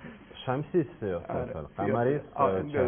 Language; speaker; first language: Persian; non-native, learner; Russian